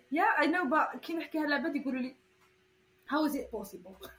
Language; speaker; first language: English; non-native, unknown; Arabic